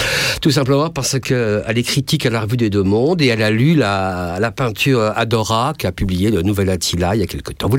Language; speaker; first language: French; native; French